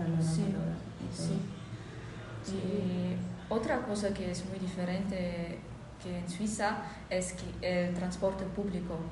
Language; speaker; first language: Spanish; non-native, fluent; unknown